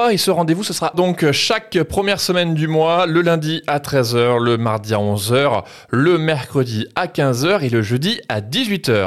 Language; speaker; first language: French; native; French